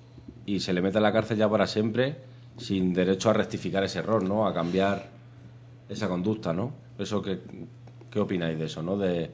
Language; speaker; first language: Spanish; native; Spanish